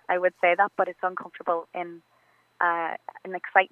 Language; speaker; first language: English; native; English